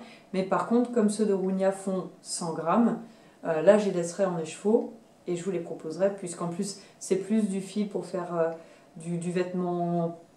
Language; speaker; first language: French; native; French